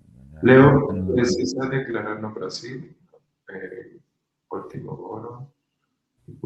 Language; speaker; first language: Portuguese; non-native, learner; Spanish